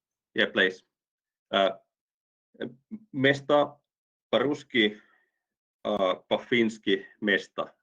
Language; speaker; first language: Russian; non-native, learner; Finnish